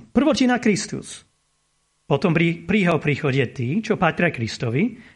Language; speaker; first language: Slovak; non-native, fluent; English